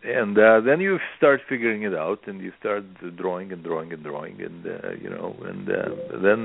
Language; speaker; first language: English; non-native, fluent; Russian